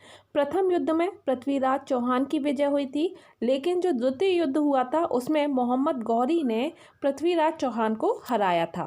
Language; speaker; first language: Hindi; native; Hindi